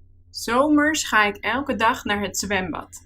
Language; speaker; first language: Dutch; non-native, fluent; Spanish